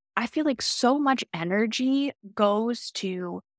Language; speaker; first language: English; native; English